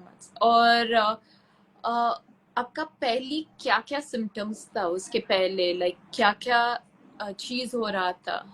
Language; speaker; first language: Hindi; non-native, local second language; Tulu